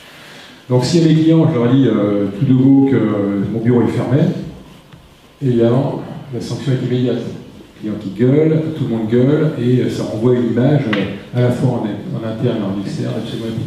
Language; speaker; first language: French; native; French